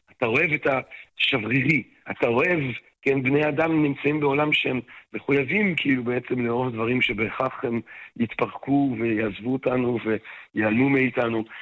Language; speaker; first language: Hebrew; non-native, fluent; French